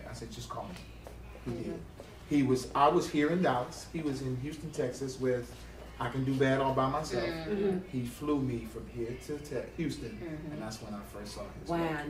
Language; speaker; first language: English; native; English